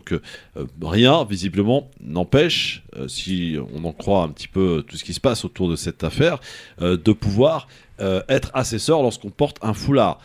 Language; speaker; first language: French; native; French